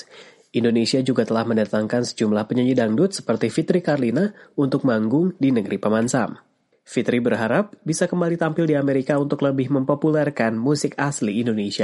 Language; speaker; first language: Indonesian; native; Indonesian